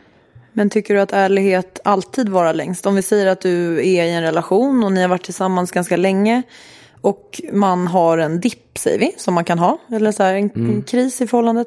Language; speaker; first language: Swedish; native; Swedish